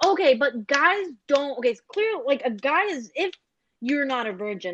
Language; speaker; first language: English; native; English